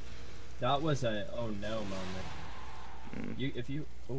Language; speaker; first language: English; native; English